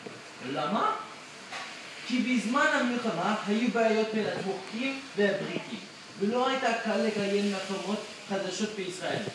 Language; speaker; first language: Hebrew; non-native, learner; English